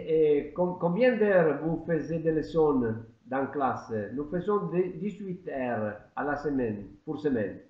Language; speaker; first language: French; non-native, learner; Italian